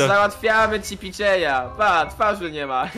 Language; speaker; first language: Polish; native; Polish